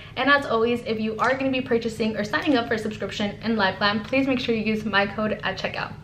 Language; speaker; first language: English; early bilingual, other home language; Spanish